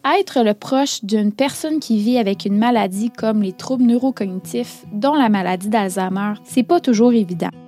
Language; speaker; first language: French; native; French